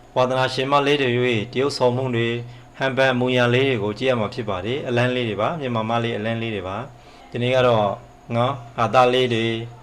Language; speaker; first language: Burmese; native; Burmese